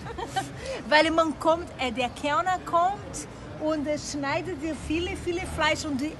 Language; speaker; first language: German; non-native, learner; Portuguese